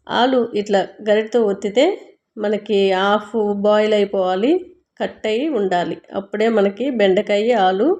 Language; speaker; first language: Telugu; native; Telugu